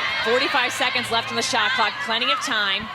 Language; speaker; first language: English; native; English